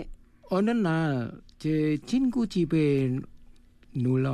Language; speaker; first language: Korean; non-native, learner; Indonesian